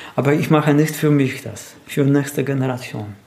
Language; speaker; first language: German; non-native, learner; Polish